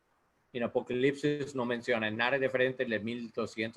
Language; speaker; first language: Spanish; non-native, learner; English